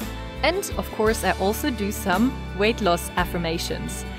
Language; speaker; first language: English; non-native, fluent; German